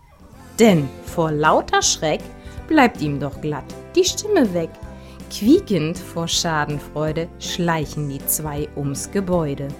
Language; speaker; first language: German; native; German